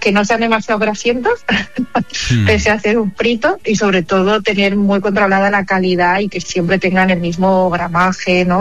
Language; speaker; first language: Spanish; native; Spanish